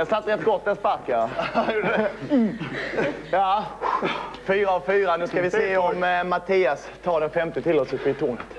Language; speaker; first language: Swedish; native; Swedish